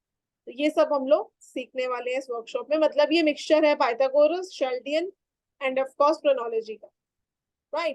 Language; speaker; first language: Hindi; native; Hindi